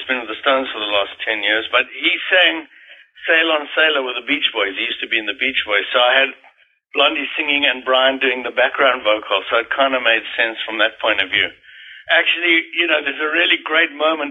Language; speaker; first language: English; native; English